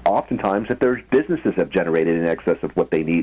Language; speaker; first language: English; native; English